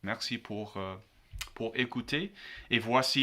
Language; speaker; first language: French; non-native, learner; English